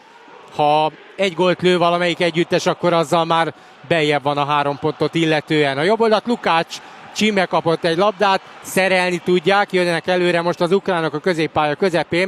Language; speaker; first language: Hungarian; native; Hungarian